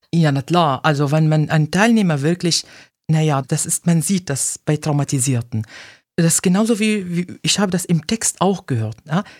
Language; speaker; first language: German; non-native, fluent; Arabic